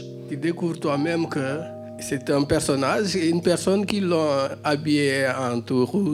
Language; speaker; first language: French; non-native, local second language; Wolof